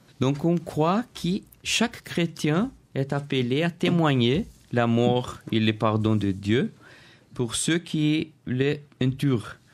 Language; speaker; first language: French; non-native, learner; Portuguese